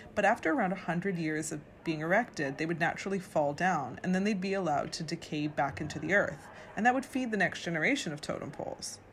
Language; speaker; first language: English; native; English